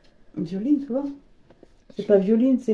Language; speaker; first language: French; native; French